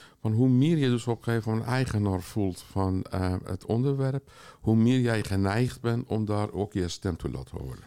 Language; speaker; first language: Dutch; non-native, fluent; Persian